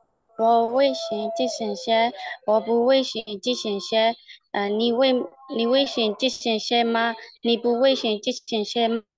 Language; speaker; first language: Chinese; non-native, learner; Thai